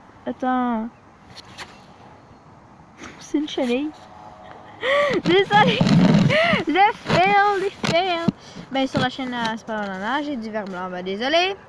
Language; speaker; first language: French; native; French